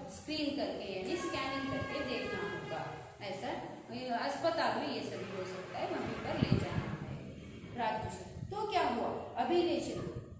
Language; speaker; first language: Hindi; non-native, local second language; Kannada